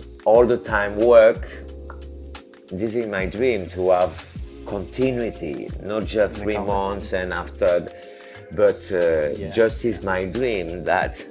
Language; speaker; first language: English; non-native, learner; French